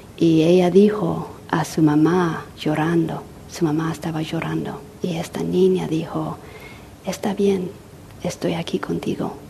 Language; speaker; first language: Spanish; non-native, fluent; English